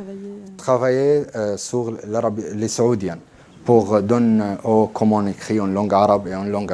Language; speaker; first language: French; non-native, learner; Arabic